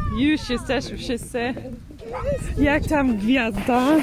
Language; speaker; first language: Polish; non-native, learner; English